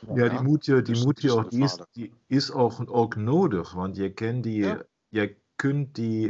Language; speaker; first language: Dutch; non-native, learner; German